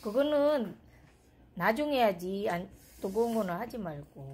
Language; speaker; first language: Korean; non-native, fluent; Filipino